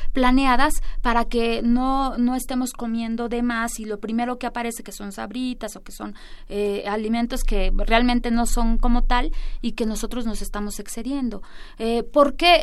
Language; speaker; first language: Spanish; native; Spanish